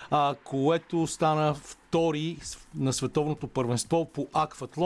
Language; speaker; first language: Bulgarian; native; Bulgarian